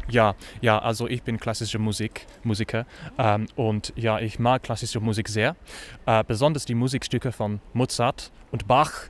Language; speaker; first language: German; non-native, learner; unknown